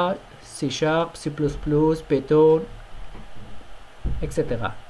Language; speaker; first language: French; non-native, learner; Persian